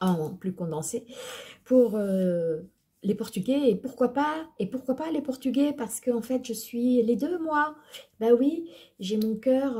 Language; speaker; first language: French; native; French